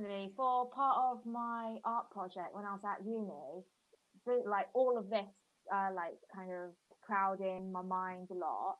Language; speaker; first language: English; native; English